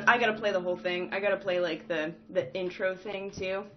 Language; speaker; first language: English; native; English